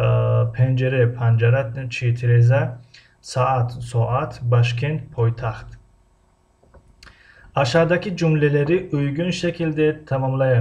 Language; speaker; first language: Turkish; non-native, fluent; Tajik